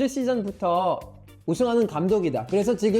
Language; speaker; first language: Korean; native; Korean